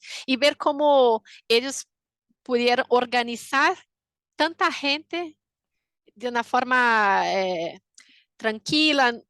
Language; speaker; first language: Spanish; non-native, fluent; Portuguese